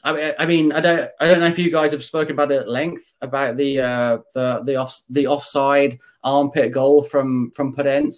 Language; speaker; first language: English; native; English